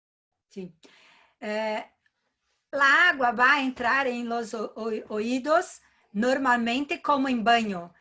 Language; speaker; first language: Spanish; non-native, learner; Portuguese